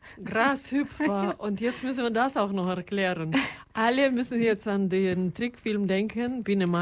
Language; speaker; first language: German; non-native, fluent; Russian